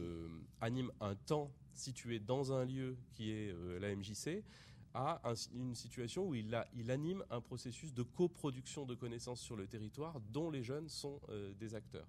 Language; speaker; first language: French; native; French